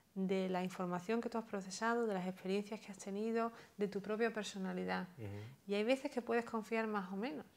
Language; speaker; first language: Spanish; native; Spanish